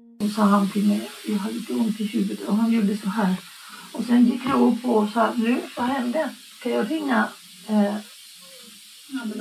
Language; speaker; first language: Swedish; non-native, fluent; Spanish